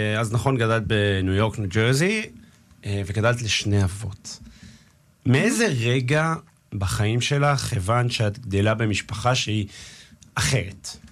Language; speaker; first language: Hebrew; native; Hebrew